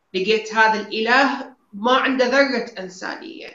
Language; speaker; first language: Arabic; native; Arabic